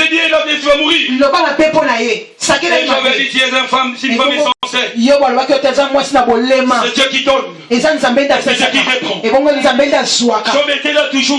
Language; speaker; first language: French; non-native, local second language; Lingala